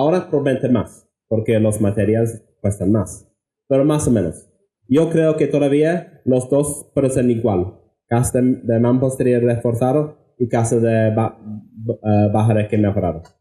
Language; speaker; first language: Spanish; non-native, fluent; English